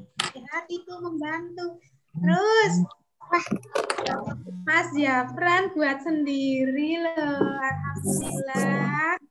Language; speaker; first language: Indonesian; native; Indonesian